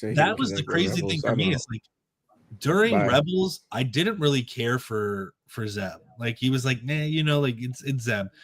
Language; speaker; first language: English; native; English